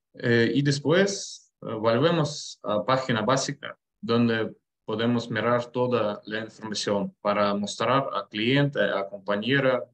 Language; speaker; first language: Spanish; non-native, learner; Russian